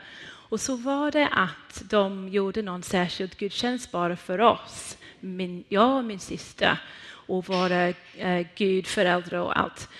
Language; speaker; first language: Swedish; non-native, fluent; Persian